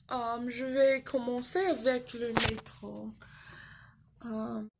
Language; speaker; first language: French; non-native, fluent; English